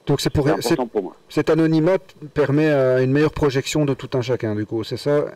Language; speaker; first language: French; native; French